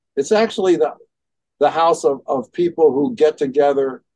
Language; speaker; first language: English; native; English